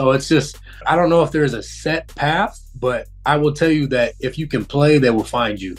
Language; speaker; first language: English; native; English